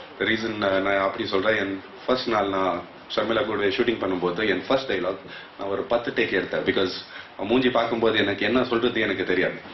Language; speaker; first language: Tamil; non-native, local second language; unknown